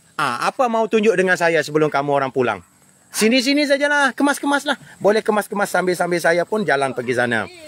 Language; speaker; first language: Malay; native; Malay